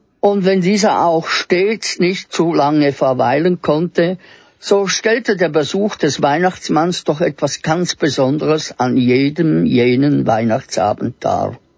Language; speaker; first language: German; native; German